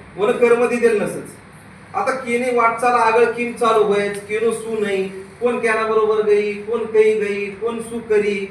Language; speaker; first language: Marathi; non-native, local second language; Rajasthani